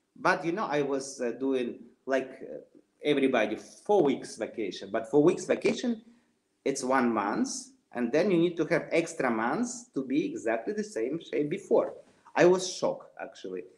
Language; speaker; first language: English; non-native, fluent; Russian